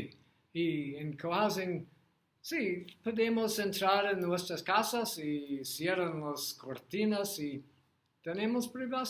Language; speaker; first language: Spanish; non-native, learner; English